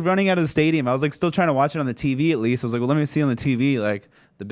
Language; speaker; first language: English; native; English